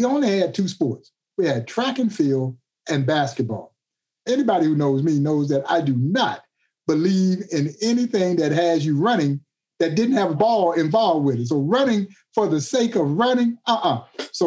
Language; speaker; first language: English; native; English